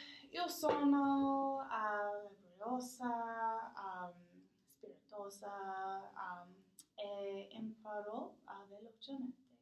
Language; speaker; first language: Italian; non-native, learner; English